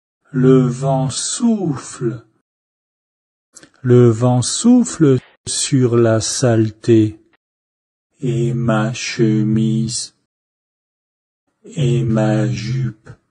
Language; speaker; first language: French; non-native, fluent; Chinese